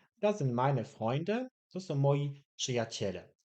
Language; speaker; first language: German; non-native, fluent; Polish